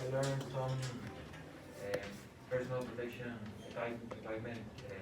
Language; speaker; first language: English; non-native, learner; Spanish